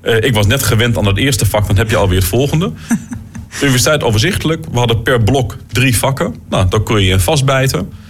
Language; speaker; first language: Dutch; native; Dutch